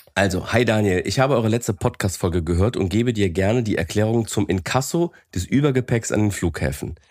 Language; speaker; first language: German; early bilingual, other home language; Greek